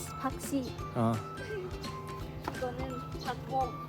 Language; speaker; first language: Korean; non-native, learner; Lao